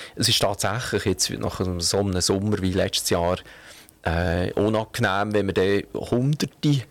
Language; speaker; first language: German; native; German